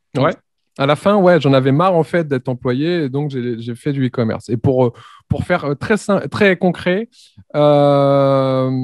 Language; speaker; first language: French; native; French